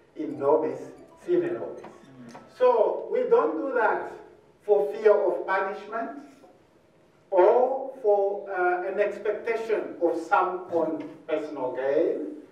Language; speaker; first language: English; non-native, fluent; Luba-Lulua